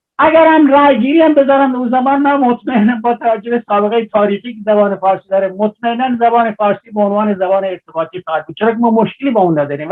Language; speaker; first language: Persian; non-native, local second language; Baluchi